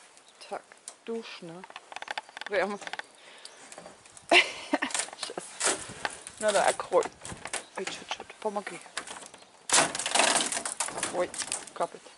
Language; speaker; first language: Russian; non-native, learner; German